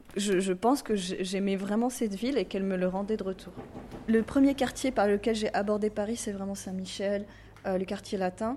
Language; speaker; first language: French; non-native, local second language; Arabic